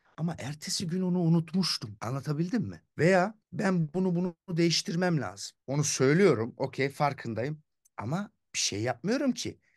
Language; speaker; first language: Turkish; early bilingual, heritage; Turkish